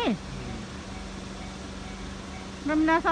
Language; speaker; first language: Japanese; non-native, learner; Khmer